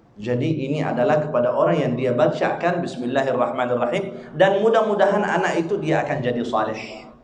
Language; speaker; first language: Malay; non-native, fluent; Arabic